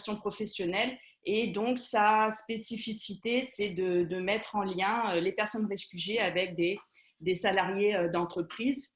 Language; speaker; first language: French; native; French